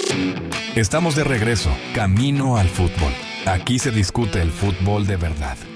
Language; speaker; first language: Spanish; native; Spanish